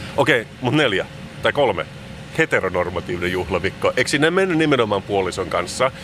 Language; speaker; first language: Finnish; non-native, local second language; Swedish